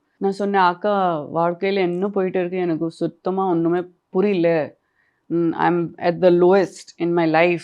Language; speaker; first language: Tamil; non-native, local second language; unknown